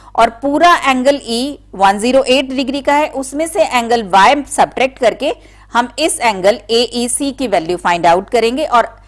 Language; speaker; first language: Hindi; native; Hindi